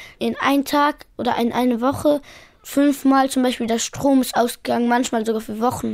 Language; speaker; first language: German; early bilingual, other home language; Pashto